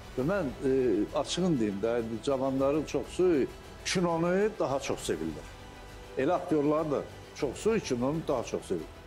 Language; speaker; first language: Azerbaijani; native; Azerbaijani